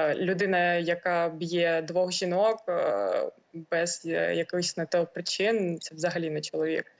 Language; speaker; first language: Ukrainian; native; Ukrainian